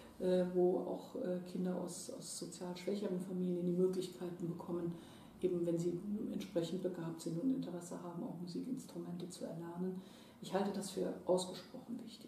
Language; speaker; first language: German; native; German